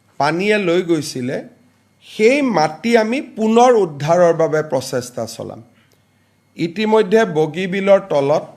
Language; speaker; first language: Assamese; native; Assamese